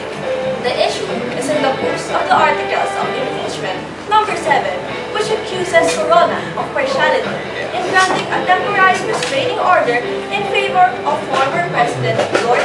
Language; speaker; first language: English; non-native, local second language; Filipino